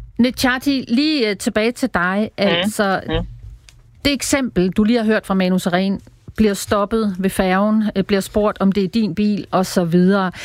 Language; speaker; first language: Danish; native; Danish